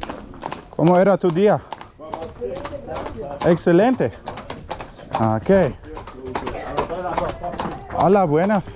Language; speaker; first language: Spanish; non-native, learner; German